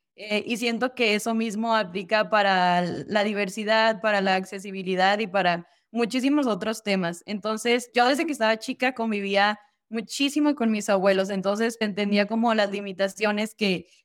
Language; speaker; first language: Spanish; native; Spanish